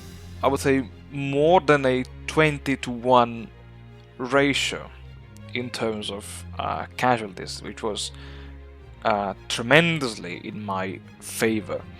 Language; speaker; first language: English; non-native, fluent; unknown